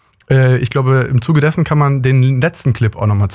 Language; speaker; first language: German; native; German